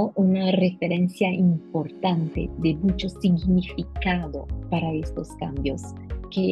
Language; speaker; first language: Spanish; non-native, fluent; Portuguese